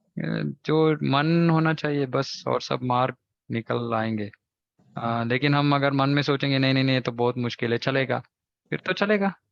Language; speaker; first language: Hindi; non-native, local second language; Kannada